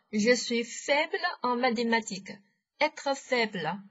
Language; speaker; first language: French; non-native, fluent; Chinese